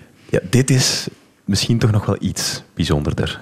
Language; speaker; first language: Dutch; native; Dutch